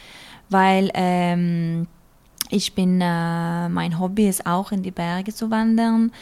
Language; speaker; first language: German; non-native, learner; Norwegian